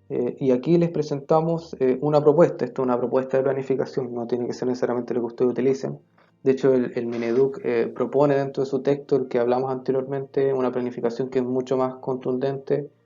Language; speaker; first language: Spanish; native; Spanish